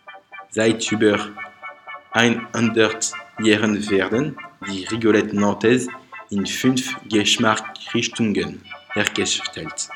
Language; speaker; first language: German; non-native, learner; French